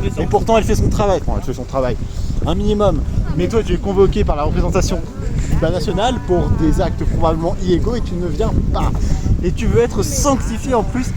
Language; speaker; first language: French; native; French